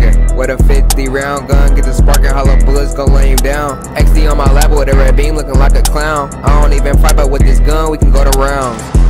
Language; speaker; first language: English; native; English